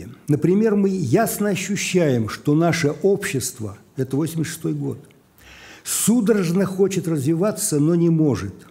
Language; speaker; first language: Russian; native; Russian